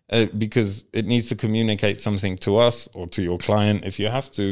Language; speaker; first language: English; early bilingual, other home language; Polish